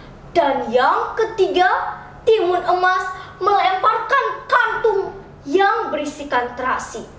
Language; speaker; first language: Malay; non-native, local second language; Balinese